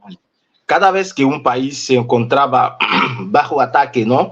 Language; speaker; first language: Spanish; non-native, fluent; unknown